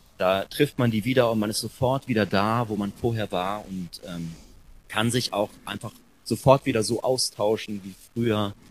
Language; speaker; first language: German; native; German